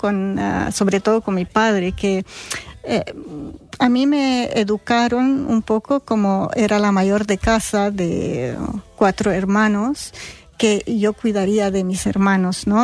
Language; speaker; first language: Spanish; non-native, fluent; Arabic